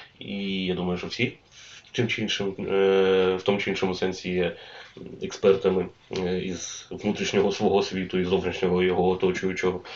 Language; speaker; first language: Ukrainian; native; Ukrainian